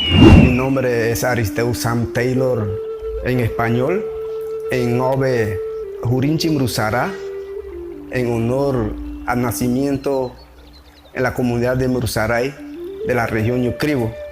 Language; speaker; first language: Spanish; non-native, local second language; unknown